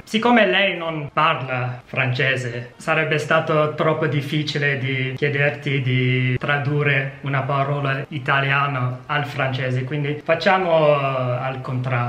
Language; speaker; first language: Italian; non-native, fluent; English